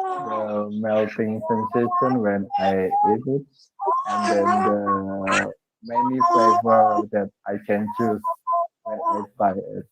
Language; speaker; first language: English; non-native, learner; Indonesian